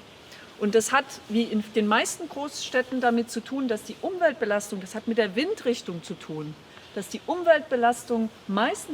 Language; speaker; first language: German; native; German